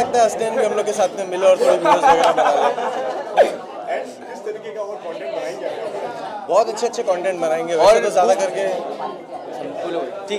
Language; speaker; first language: Hindi; native; Hindi